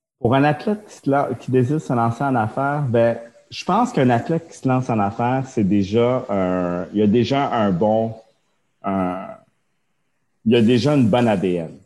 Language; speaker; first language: French; early bilingual, other home language; Japanese